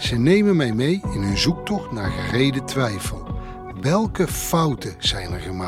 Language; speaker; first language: Dutch; native; Dutch